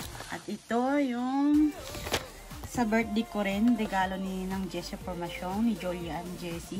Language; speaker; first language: Filipino; native; Filipino